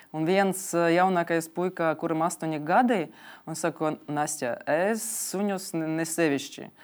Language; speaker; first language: Latvian; non-native, local second language; Russian